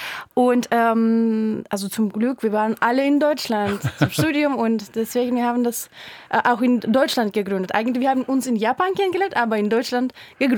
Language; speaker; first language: German; non-native, fluent; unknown